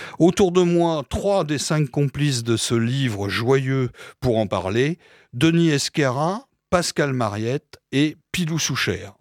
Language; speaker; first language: French; native; French